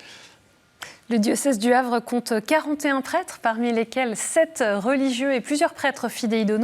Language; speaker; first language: French; native; French